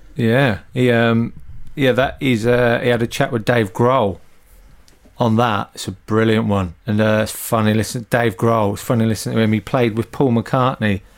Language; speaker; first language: English; native; English